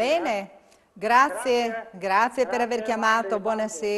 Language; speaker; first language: Italian; native; Italian